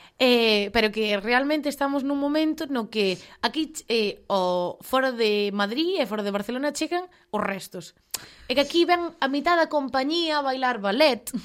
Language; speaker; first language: Galician; non-native, local second language; Spanish